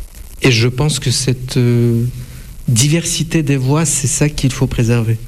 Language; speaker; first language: French; non-native, fluent; Russian